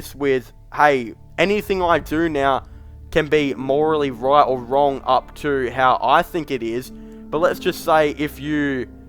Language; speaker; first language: English; native; English